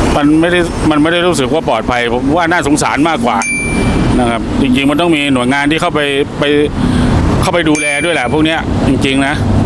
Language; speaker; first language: Thai; native; Thai